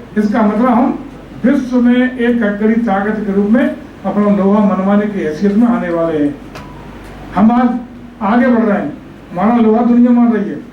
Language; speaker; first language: Hindi; native; Hindi